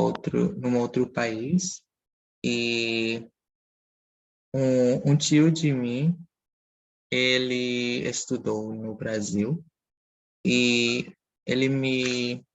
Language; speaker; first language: Portuguese; non-native, fluent; Dutch